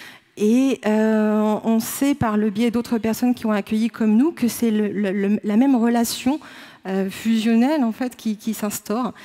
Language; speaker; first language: French; native; French